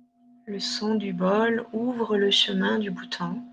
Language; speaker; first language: French; native; French